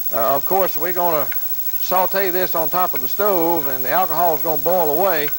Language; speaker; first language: English; native; English